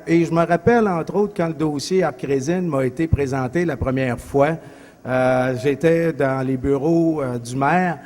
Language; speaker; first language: French; native; French